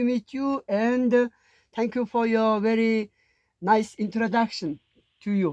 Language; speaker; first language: English; non-native, learner; Mongolian